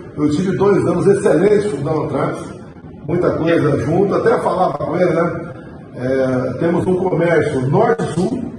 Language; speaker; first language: Portuguese; native; Portuguese